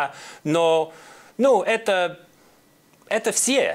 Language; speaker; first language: Russian; non-native, learner; English